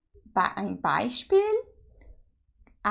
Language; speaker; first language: German; non-native, fluent; Portuguese